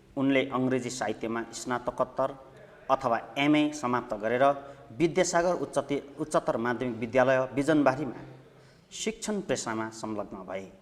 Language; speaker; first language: Nepali; native; Nepali